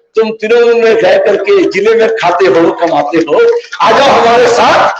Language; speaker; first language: Hindi; non-native, local second language; Bangla